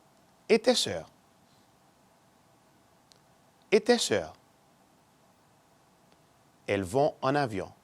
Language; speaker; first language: French; non-native, fluent; Spanish